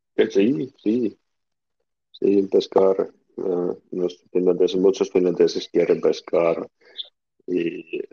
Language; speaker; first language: Spanish; non-native, learner; Finnish